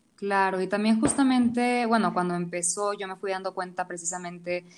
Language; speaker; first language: Spanish; native; Spanish